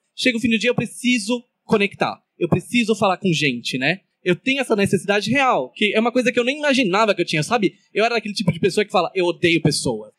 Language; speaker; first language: Portuguese; native; Portuguese